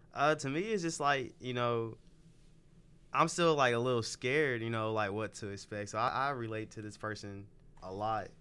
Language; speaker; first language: English; native; English